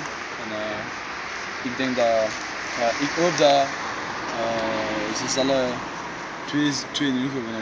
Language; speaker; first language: Dutch; non-native, local second language; French